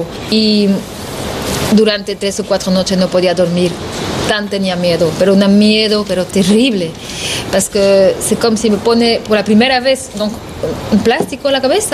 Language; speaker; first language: Spanish; non-native, learner; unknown